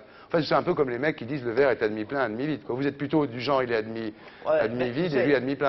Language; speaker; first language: French; native; French